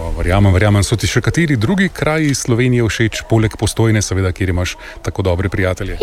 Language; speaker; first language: Slovenian; native; Slovenian